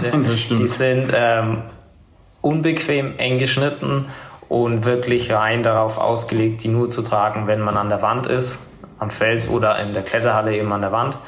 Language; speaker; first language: German; native; German